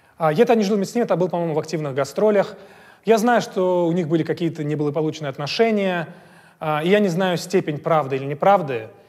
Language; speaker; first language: Russian; native; Russian